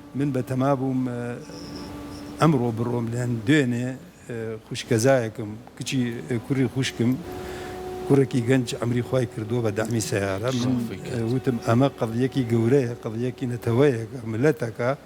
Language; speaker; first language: Central Kurdish; non-native, local second language; Kurdish